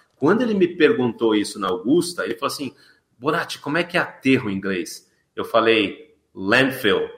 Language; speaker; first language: Portuguese; native; Portuguese